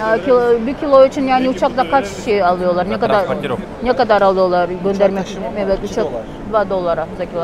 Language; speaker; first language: Turkish; non-native, learner; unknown